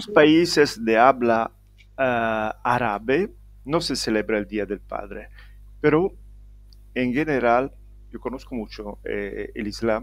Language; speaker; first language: Spanish; non-native, fluent; Italian